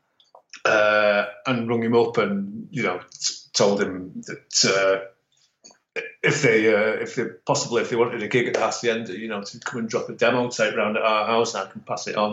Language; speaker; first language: English; native; English